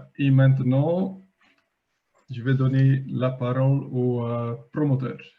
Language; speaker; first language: French; non-native, fluent; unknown